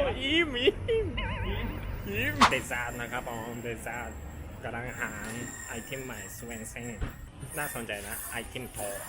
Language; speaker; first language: Thai; non-native, fluent; Japanese